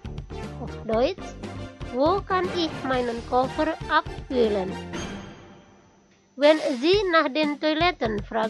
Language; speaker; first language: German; non-native, fluent; Indonesian